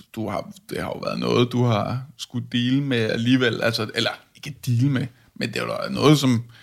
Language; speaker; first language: Danish; native; Danish